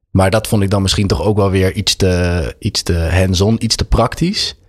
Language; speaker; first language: Dutch; native; Dutch